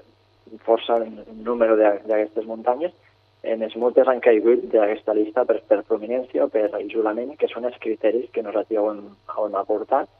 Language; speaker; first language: Catalan; native; Catalan